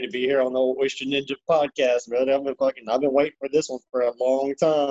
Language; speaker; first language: English; native; English